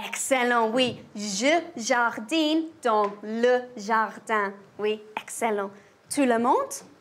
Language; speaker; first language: French; non-native, learner; English